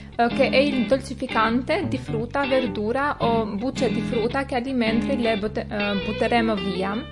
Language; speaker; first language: Italian; non-native, fluent; Albanian